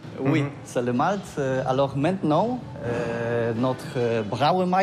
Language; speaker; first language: French; non-native, learner; Polish